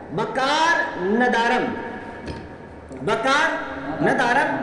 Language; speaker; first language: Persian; non-native, fluent; Urdu